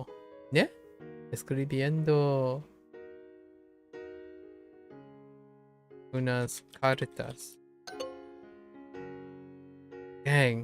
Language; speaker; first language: Spanish; non-native, learner; English